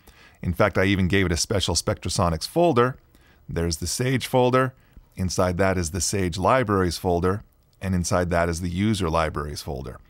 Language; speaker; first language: English; native; English